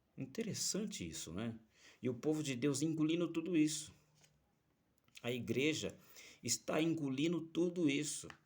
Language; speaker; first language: Portuguese; native; Portuguese